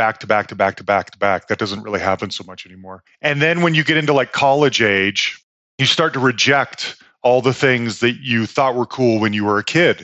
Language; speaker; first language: English; native; English